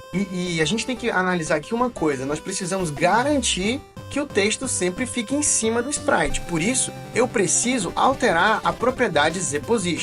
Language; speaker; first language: Portuguese; native; Portuguese